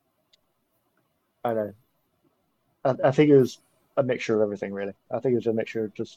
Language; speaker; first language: English; native; English